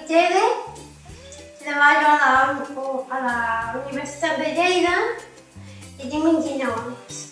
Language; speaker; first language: Catalan; non-native, local second language; Spanish